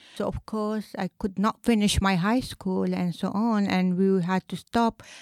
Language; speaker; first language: English; non-native, fluent; Arabic